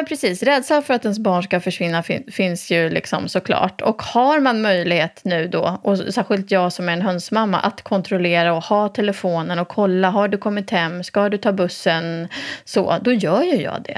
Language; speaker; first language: Swedish; native; Swedish